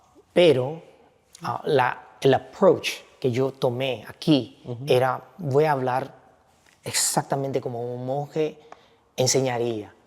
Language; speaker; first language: Spanish; non-native, fluent; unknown